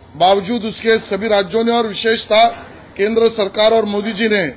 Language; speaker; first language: Hindi; non-native, local second language; Marathi